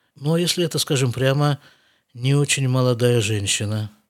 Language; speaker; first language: Russian; native; Russian